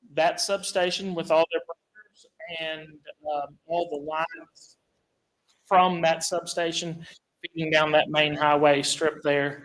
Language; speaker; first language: English; native; English